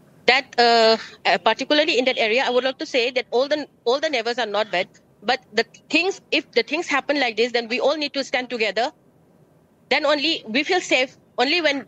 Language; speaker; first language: English; non-native, local second language; Manipuri